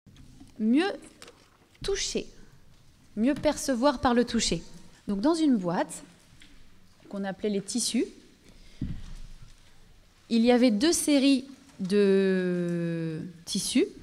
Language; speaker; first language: French; native; French